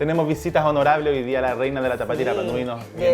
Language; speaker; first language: Spanish; native; Spanish